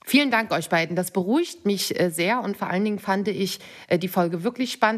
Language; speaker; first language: German; native; German